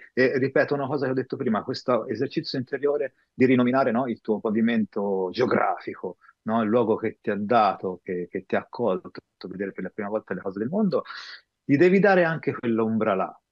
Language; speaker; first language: Italian; native; Italian